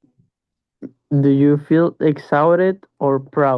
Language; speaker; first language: English; non-native, learner; Spanish